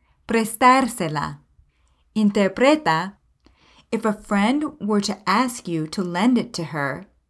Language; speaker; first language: English; native; English